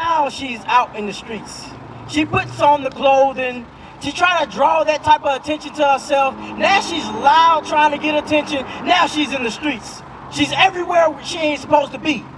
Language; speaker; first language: English; native; English